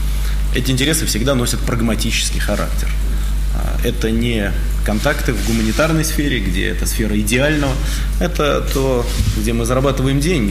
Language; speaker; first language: Russian; native; Russian